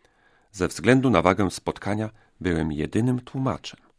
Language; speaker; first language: Polish; native; Polish